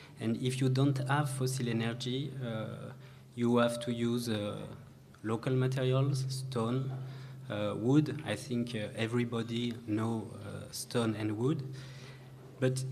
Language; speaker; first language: English; non-native, learner; French